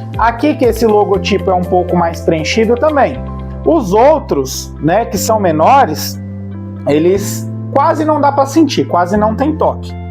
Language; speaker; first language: Portuguese; native; Portuguese